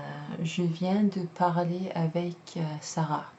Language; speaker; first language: French; non-native, fluent; English